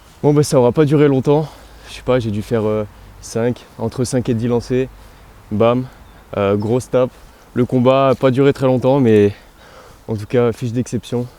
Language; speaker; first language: French; native; French